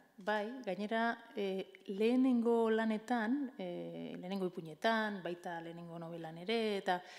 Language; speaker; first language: Basque; native; Basque